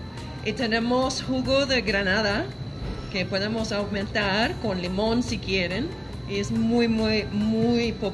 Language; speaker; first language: Spanish; non-native, fluent; English